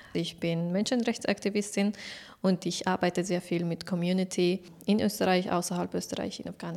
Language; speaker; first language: German; non-native, fluent; Persian